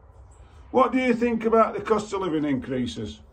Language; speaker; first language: English; native; English